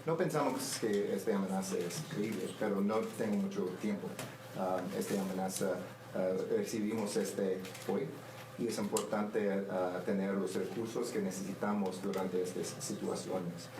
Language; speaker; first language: Spanish; non-native, learner; English